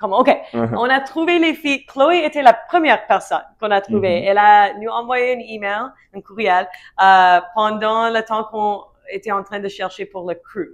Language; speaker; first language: French; non-native, learner; English